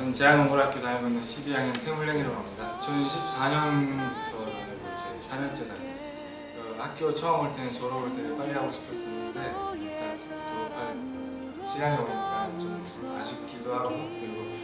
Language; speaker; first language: Korean; non-native, fluent; Mongolian